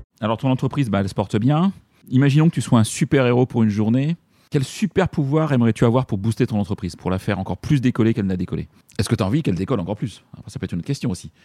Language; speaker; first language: French; native; French